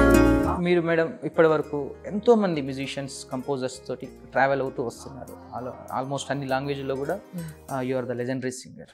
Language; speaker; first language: Telugu; native; Telugu